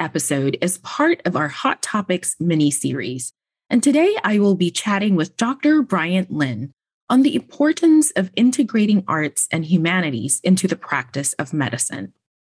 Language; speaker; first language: English; non-native, local second language; Filipino